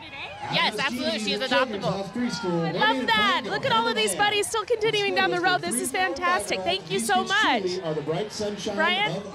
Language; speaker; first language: English; native; English